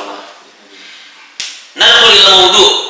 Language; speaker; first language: Arabic; non-native, fluent; Indonesian